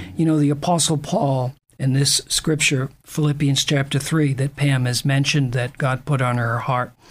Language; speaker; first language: English; native; English